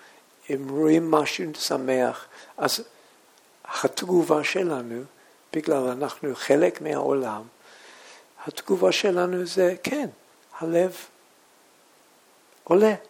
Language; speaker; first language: Hebrew; non-native, fluent; English